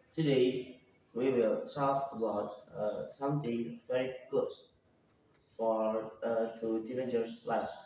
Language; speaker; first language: English; non-native, learner; Indonesian